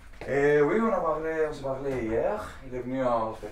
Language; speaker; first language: French; non-native, fluent; Greek